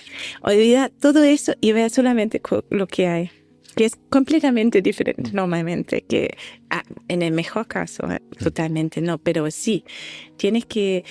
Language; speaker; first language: Spanish; non-native, fluent; German